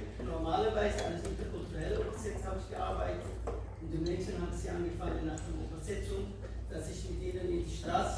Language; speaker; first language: German; non-native, fluent; Somali